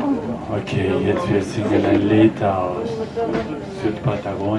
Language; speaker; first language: German; non-native, learner; Spanish